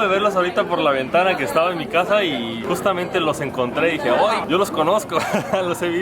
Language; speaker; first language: Spanish; native; Spanish